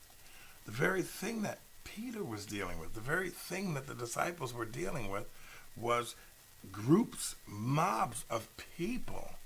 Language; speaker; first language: English; native; English